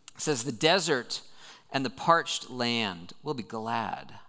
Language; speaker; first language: English; native; English